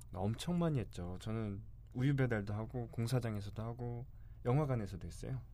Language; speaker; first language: Korean; native; Korean